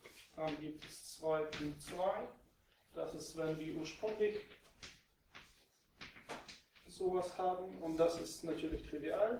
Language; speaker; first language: German; non-native, fluent; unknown